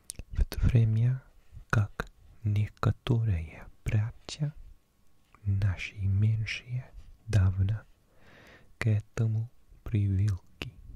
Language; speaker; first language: Russian; non-native, learner; English